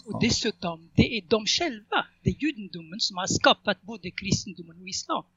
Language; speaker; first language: Swedish; non-native, fluent; Arabic